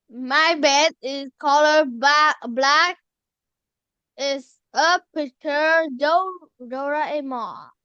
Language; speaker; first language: English; non-native, learner; Vietnamese